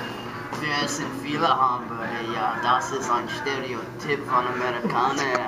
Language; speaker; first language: German; non-native, learner; English